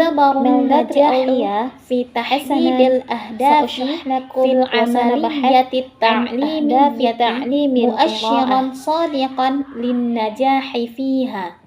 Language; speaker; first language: Arabic; non-native, learner; Indonesian